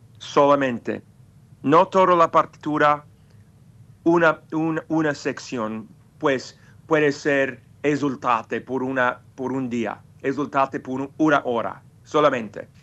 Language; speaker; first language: Spanish; non-native, fluent; English